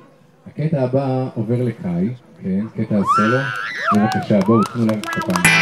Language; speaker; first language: Hebrew; native; Hebrew